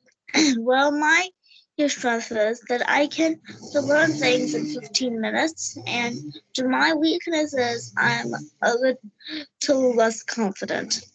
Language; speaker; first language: English; non-native, learner; Hindi